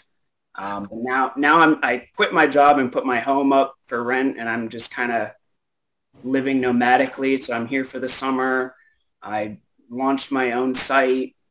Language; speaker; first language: English; native; English